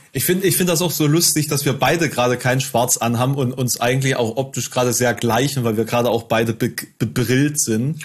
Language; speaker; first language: German; native; German